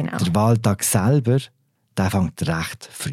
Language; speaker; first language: German; native; German